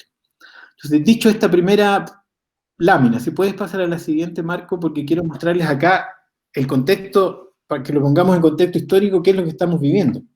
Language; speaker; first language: Spanish; native; Spanish